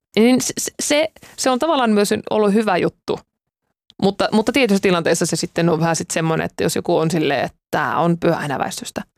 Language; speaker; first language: Finnish; native; Finnish